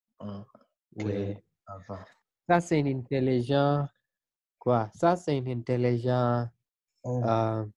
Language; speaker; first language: French; non-native, learner; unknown